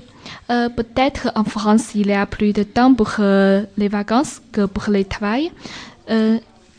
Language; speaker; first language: French; non-native, learner; Chinese